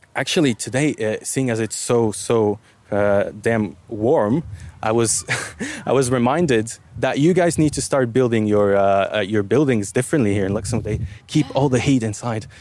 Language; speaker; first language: English; non-native, fluent; Bulgarian